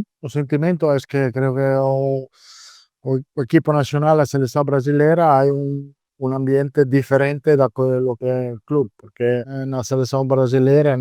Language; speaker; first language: Portuguese; non-native, learner; Italian